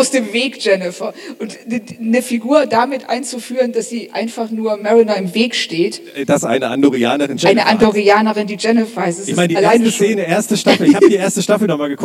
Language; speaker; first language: German; native; German